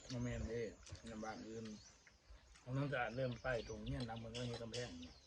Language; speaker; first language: Thai; native; Thai